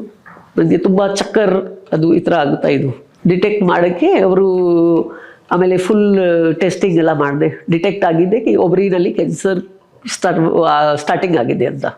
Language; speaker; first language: Kannada; non-native, local second language; Hindi